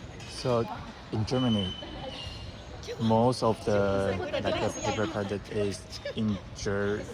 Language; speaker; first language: English; non-native, learner; Chinese